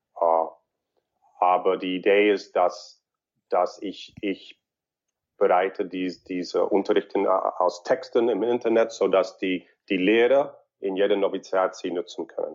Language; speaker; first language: German; non-native, fluent; English